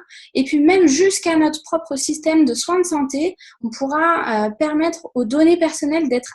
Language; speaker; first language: French; native; French